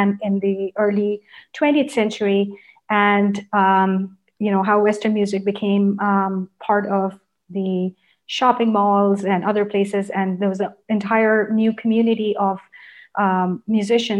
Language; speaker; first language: English; non-native, local second language; Urdu